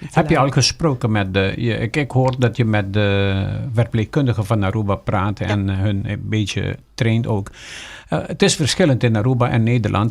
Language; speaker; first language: Dutch; non-native, local second language; Papiamento